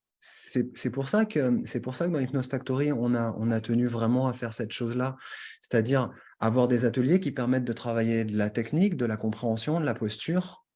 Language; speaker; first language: French; native; French